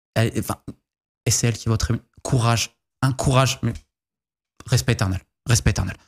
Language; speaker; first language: French; native; French